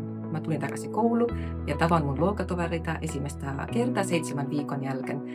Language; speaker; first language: Finnish; non-native, fluent; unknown